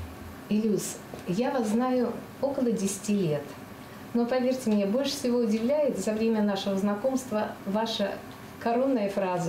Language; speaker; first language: Russian; native; Russian